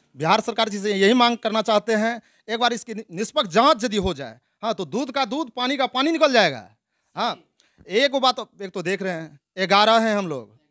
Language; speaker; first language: Hindi; native; Hindi